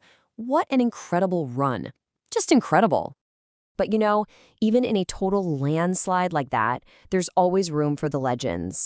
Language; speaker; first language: English; native; English